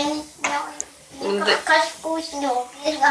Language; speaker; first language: Russian; early bilingual, heritage; Russian